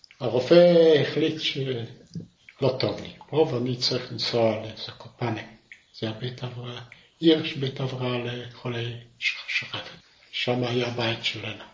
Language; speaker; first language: Hebrew; non-native, fluent; Yiddish